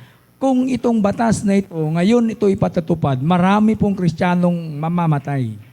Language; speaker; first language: Filipino; native; Filipino